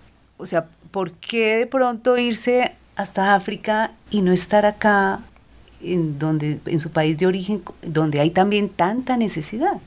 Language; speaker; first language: Spanish; native; Spanish